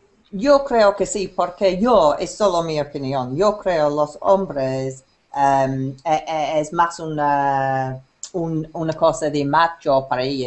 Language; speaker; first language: Spanish; non-native, learner; English